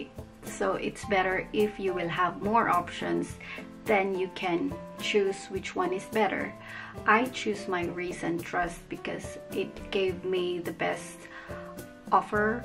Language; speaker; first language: English; non-native, local second language; Filipino